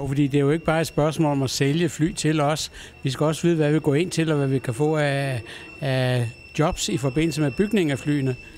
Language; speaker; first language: Danish; native; Danish